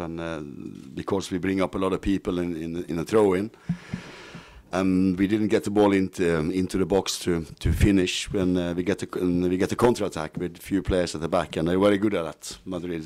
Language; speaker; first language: English; non-native, fluent; Norwegian